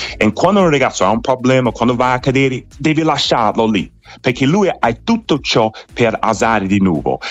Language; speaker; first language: Italian; non-native, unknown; English